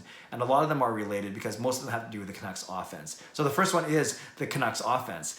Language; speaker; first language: English; native; English